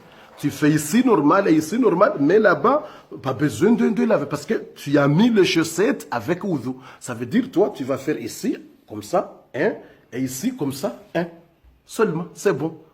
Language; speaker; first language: French; non-native, local second language; Comorian